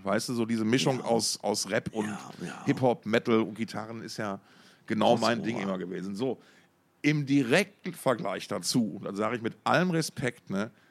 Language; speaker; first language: German; native; German